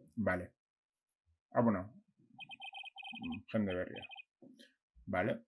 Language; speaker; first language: Basque; non-native, local second language; Spanish